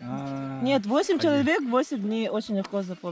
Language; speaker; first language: Russian; non-native, local second language; Yakut